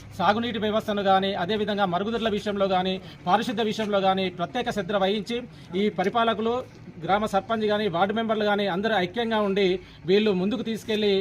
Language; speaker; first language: Telugu; native; Telugu